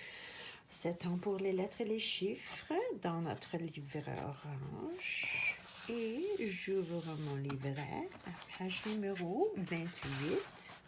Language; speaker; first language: French; non-native, fluent; English